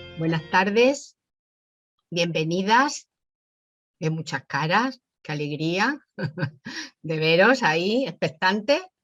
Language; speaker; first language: Spanish; native; Spanish